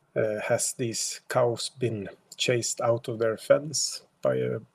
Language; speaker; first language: English; non-native, fluent; Swedish